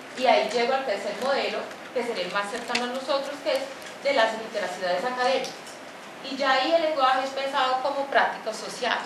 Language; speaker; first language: Spanish; non-native, fluent; Portuguese